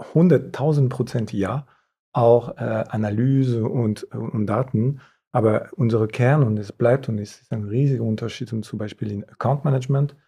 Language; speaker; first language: German; non-native, fluent; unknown